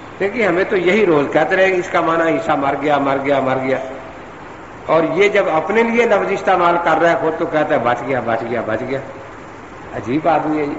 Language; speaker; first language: Urdu; non-native, local second language; Punjabi